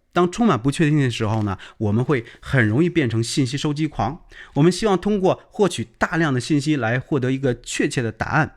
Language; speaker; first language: Chinese; native; Chinese